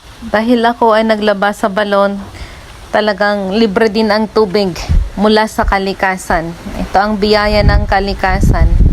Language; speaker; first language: Filipino; native; Filipino